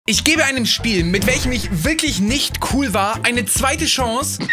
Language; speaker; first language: German; native; German